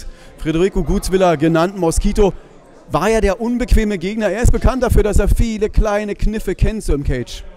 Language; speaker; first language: German; native; German